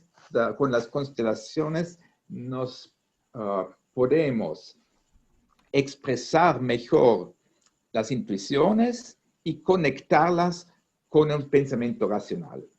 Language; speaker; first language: Spanish; non-native, fluent; Italian